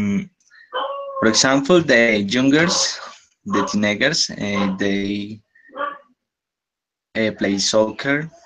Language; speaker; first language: English; non-native, learner; Spanish